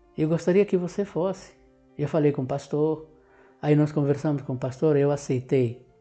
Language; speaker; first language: Portuguese; non-native, fluent; Spanish